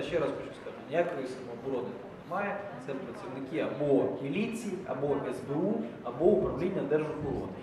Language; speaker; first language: Ukrainian; native; Ukrainian